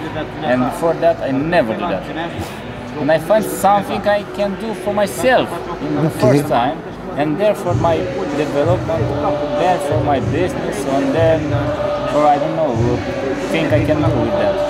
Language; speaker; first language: English; non-native, learner; Romanian